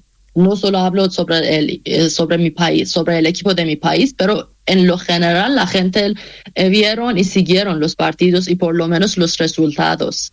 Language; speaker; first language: Spanish; non-native, fluent; Persian